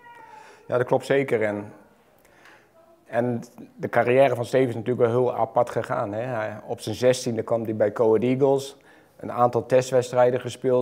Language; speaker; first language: Dutch; native; Dutch